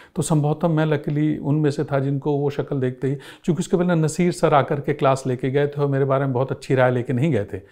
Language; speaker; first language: Hindi; native; Hindi